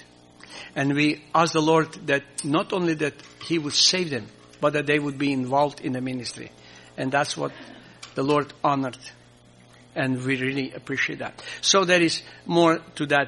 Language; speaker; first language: English; non-native, fluent; Croatian